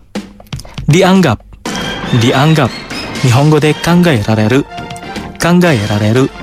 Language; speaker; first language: Japanese; non-native, fluent; Indonesian